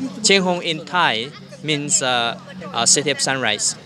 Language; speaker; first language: English; non-native, learner; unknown